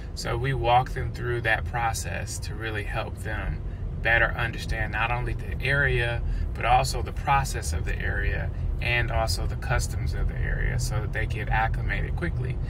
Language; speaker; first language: English; native; English